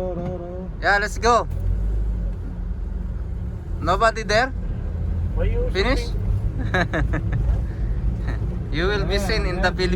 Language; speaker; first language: English; non-native, learner; Filipino